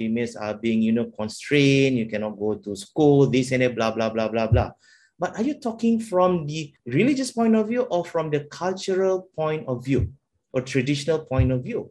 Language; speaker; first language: English; non-native, local second language; Malay